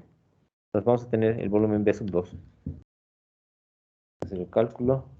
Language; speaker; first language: Spanish; native; Spanish